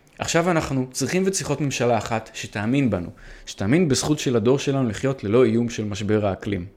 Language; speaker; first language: Hebrew; native; Hebrew